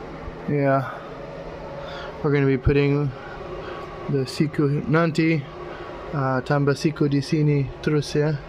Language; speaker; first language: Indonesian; non-native, learner; English